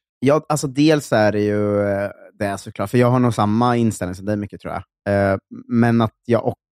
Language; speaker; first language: Swedish; native; Swedish